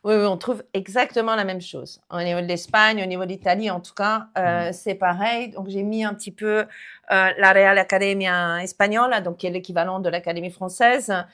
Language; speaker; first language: French; non-native, fluent; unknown